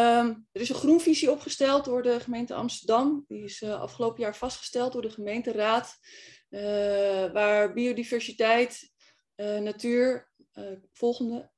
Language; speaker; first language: Dutch; native; Dutch